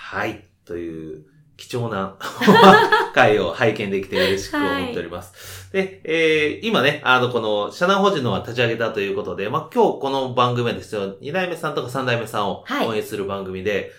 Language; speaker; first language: Japanese; native; Japanese